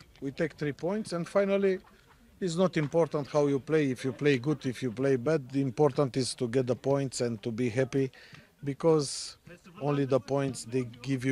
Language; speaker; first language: English; non-native, learner; Romanian